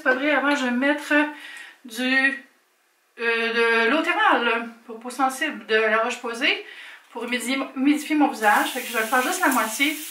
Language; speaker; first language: French; native; French